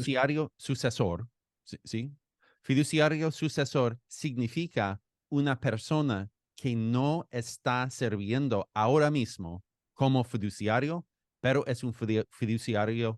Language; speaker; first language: Spanish; non-native, fluent; English